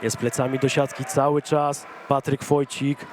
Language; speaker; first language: Polish; native; Polish